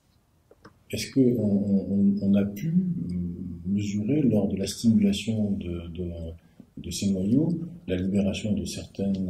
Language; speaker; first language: French; native; French